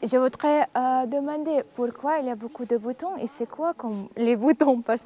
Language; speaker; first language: French; non-native, learner; Russian